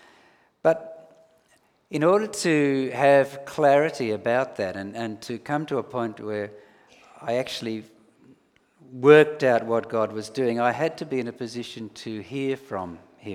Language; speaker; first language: English; native; English